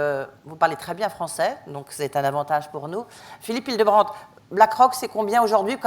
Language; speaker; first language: French; native; French